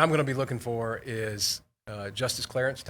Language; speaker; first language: English; native; English